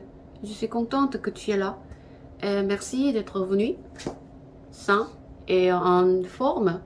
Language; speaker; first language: French; non-native, learner; Korean